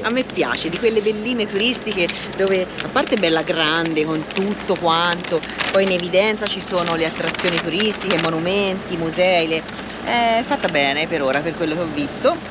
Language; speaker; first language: Italian; native; Italian